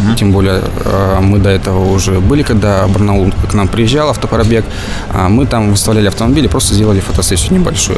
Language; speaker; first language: Russian; native; Russian